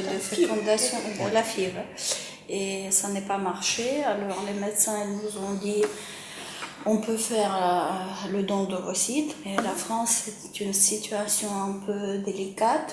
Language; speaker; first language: French; non-native, fluent; Ukrainian